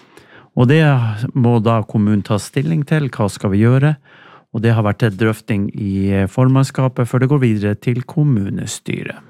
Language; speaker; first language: Norwegian; native; Norwegian